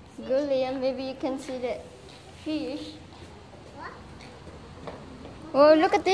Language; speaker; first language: English; non-native, learner; Filipino